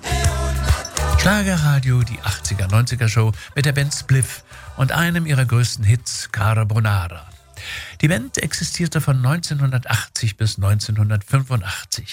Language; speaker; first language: German; native; German